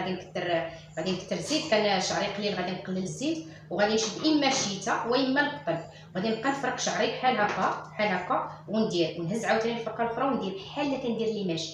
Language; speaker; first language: Arabic; native; Arabic